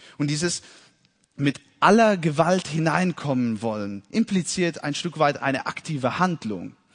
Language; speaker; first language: German; early bilingual, heritage; German